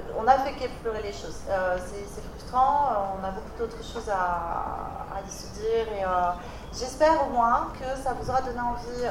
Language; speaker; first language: French; native; French